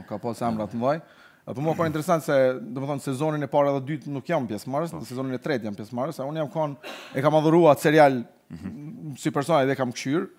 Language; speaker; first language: Albanian; native; Albanian